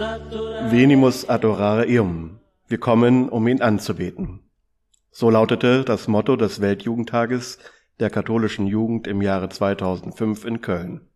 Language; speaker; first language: German; native; German